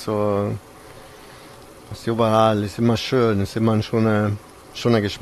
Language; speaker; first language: German; non-native, fluent; Italian